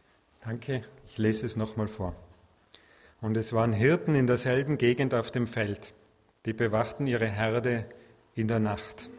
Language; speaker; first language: German; native; German